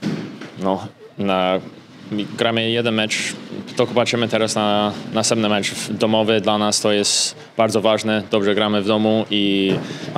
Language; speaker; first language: Polish; early bilingual, heritage; English